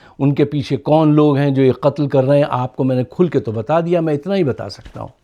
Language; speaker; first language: Urdu; native; Urdu